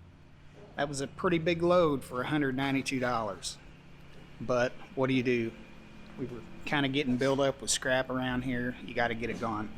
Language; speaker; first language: English; native; English